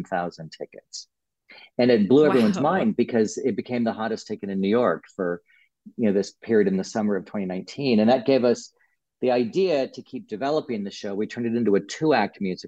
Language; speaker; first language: English; native; English